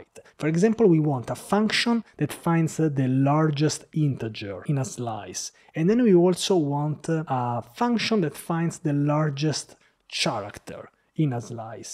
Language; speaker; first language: English; non-native, fluent; Italian